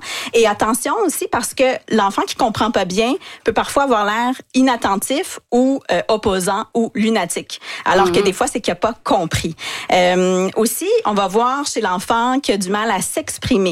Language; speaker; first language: French; native; French